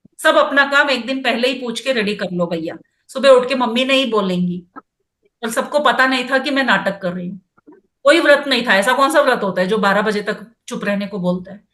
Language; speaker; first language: Hindi; non-native, local second language; Kannada